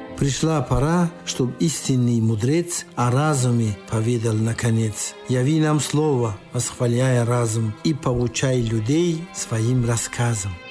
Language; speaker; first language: Russian; non-native, local second language; Tajik